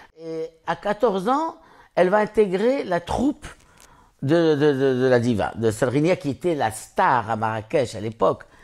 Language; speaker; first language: French; non-native, local second language; Arabic